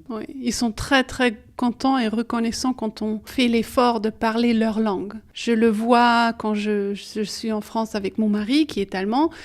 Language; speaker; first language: French; early bilingual, heritage; German